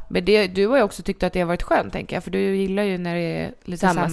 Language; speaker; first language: Swedish; native; Swedish